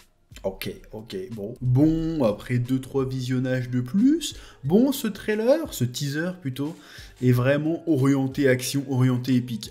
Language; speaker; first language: French; native; French